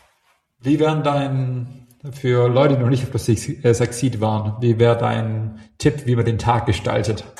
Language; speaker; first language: German; native; German